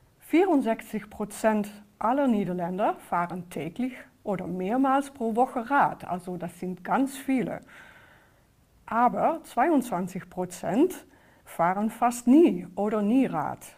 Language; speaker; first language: German; non-native, fluent; Dutch